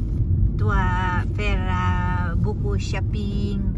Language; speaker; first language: French; non-native, learner; Filipino